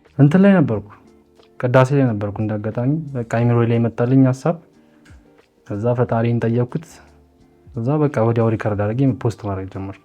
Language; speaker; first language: Amharic; native; Amharic